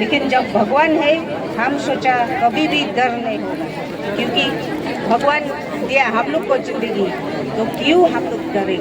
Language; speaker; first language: Hindi; non-native, local second language; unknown